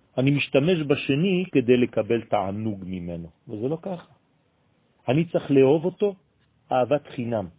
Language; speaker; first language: Hebrew; non-native, fluent; French